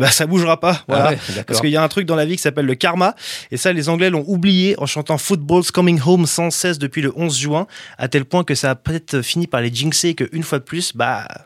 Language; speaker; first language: French; native; French